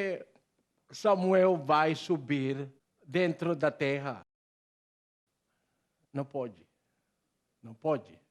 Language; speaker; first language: Portuguese; non-native, learner; Filipino